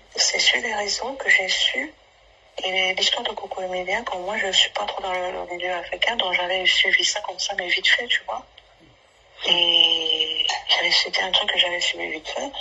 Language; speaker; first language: French; non-native, local second language; Basaa